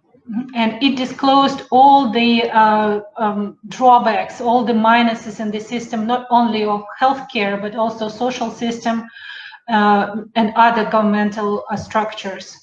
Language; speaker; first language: English; non-native, fluent; Russian